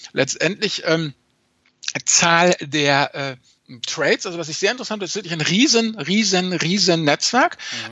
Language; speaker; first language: German; native; German